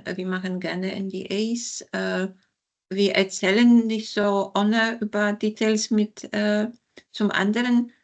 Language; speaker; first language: German; non-native, fluent; Polish